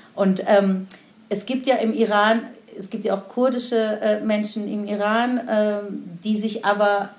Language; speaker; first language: German; non-native, fluent; Persian